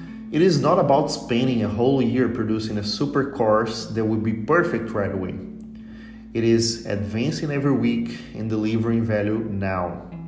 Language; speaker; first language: English; non-native, fluent; Portuguese